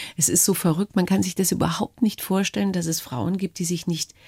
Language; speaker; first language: German; native; German